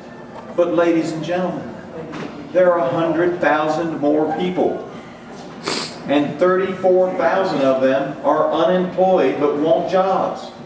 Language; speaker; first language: English; native; English